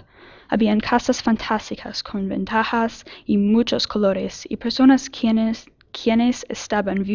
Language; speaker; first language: Spanish; non-native, learner; English